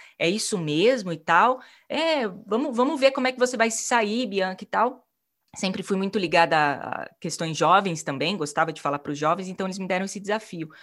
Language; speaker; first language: Portuguese; native; Portuguese